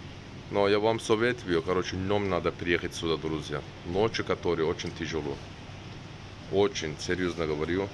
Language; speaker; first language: Russian; non-native, learner; Turkish